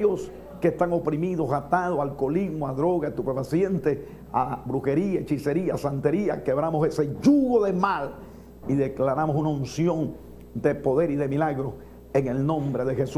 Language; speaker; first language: Spanish; native; Spanish